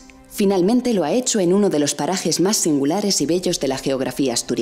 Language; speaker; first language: Spanish; native; Spanish